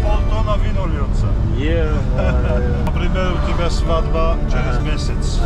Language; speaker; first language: Russian; non-native, fluent; Georgian